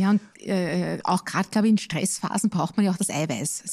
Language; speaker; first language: German; native; German